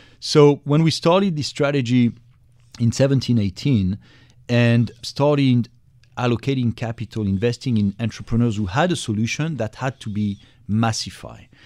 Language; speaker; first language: English; non-native, fluent; French